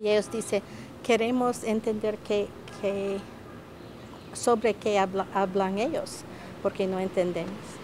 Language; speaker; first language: Spanish; non-native, fluent; English